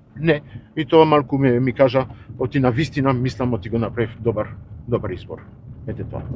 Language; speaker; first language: Macedonian; early bilingual, heritage; Macedonian